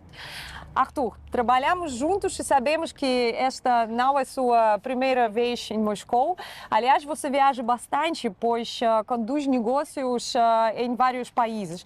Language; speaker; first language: Portuguese; non-native, fluent; Russian